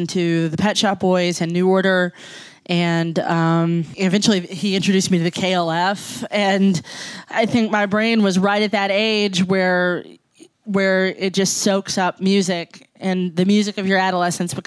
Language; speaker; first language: English; native; English